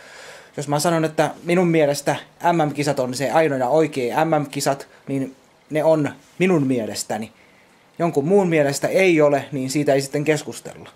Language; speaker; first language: Finnish; native; Finnish